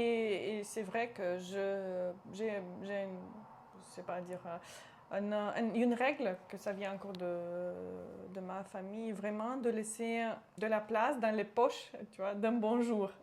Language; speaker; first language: French; non-native, local second language; Romanian